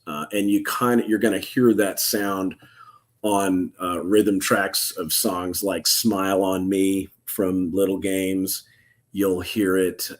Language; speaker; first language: English; native; English